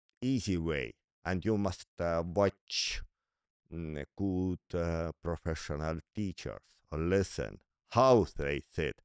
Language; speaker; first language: English; non-native, learner; Estonian